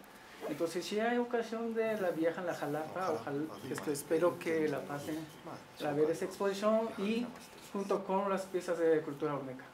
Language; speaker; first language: Spanish; non-native, learner; Japanese